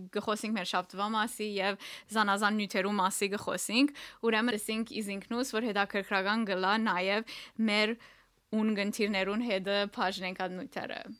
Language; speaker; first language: Armenian; early bilingual, heritage; Armenian